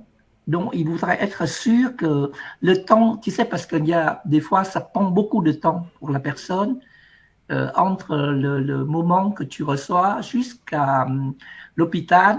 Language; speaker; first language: French; non-native, fluent; Vietnamese